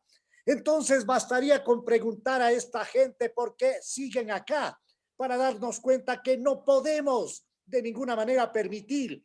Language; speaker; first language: Spanish; native; Spanish